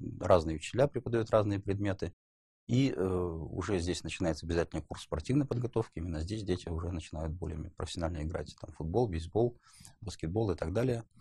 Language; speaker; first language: Russian; native; Russian